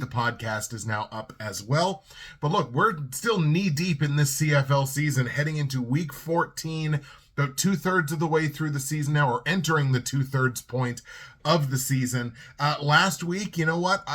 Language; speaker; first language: English; native; English